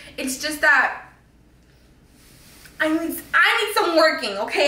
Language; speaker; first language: English; early bilingual, other home language; Spanish